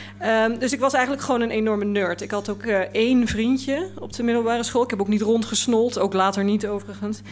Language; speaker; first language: Dutch; native; Dutch